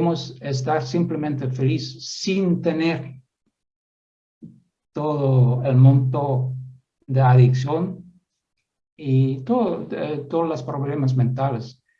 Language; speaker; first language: Spanish; non-native, fluent; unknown